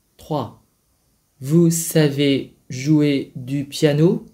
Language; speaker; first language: French; non-native, fluent; Vietnamese